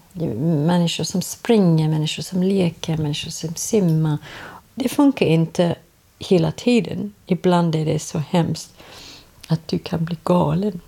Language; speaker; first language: Swedish; non-native, fluent; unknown